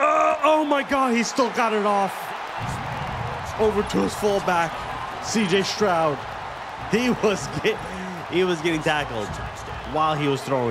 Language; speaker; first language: English; native; English